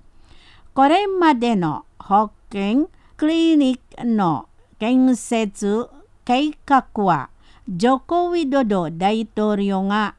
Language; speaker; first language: Japanese; non-native, fluent; Indonesian